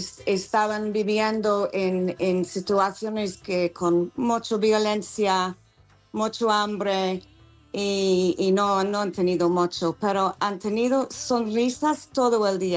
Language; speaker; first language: Spanish; non-native, fluent; English